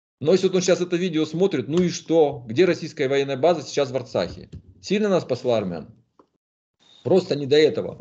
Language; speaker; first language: Russian; native; Russian